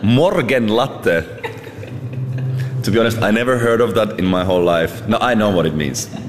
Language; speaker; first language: English; non-native, fluent; Finnish